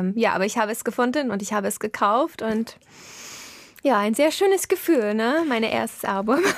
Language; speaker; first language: German; non-native, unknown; English